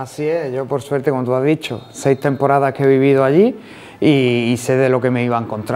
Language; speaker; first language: Spanish; native; Spanish